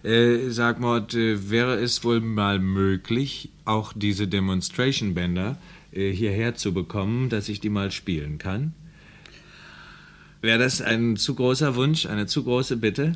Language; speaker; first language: German; native; German